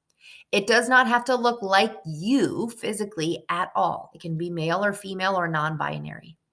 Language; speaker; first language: English; native; English